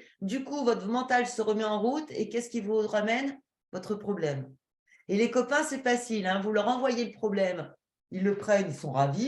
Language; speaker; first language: French; native; French